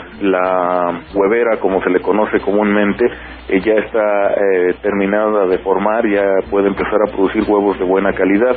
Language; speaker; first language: Spanish; native; Spanish